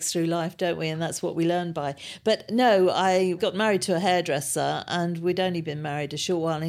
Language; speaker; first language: English; native; English